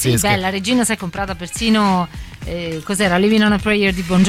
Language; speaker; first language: Italian; native; Italian